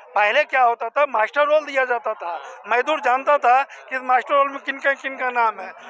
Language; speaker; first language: Hindi; native; Hindi